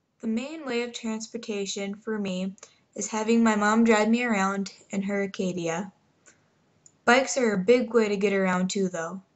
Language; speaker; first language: English; native; English